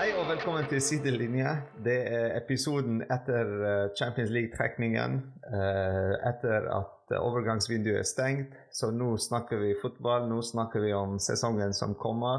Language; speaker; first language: Norwegian; non-native, fluent; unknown